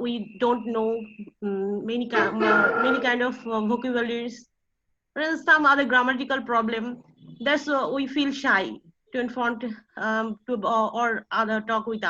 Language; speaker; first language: English; non-native, learner; Bangla